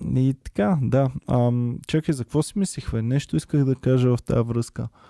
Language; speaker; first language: Bulgarian; native; Bulgarian